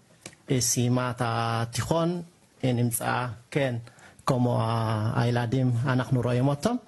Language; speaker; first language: Hebrew; non-native, learner; Tigrinya